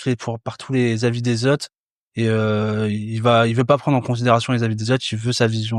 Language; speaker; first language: French; native; French